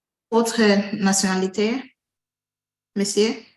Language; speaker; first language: French; non-native, learner; Portuguese